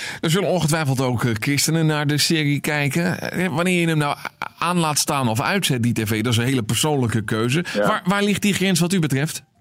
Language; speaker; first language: Dutch; native; Dutch